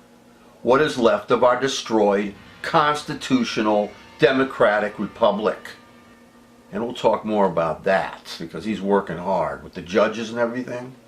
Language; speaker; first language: English; native; English